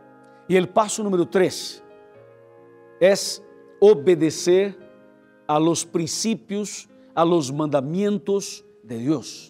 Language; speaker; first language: Spanish; non-native, fluent; Portuguese